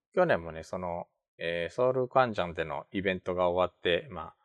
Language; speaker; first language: Japanese; native; Japanese